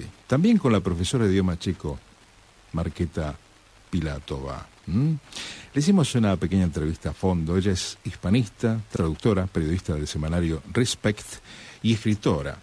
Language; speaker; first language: Spanish; native; Spanish